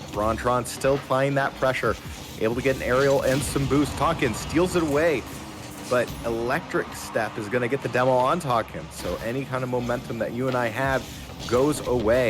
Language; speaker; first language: English; native; English